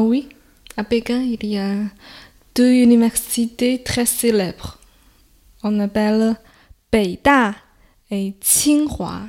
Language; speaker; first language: French; non-native, fluent; Chinese